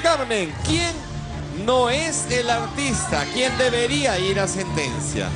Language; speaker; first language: Spanish; native; Spanish